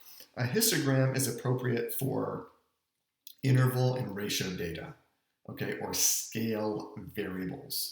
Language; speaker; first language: English; native; English